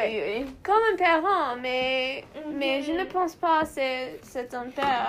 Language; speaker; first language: French; non-native, learner; English